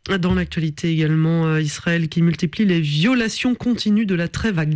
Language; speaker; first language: French; native; French